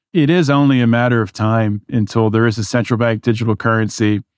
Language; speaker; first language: English; native; English